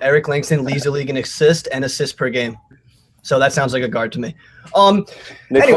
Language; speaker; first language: English; native; English